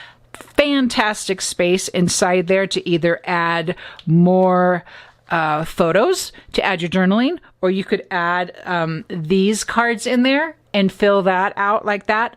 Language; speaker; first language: English; native; English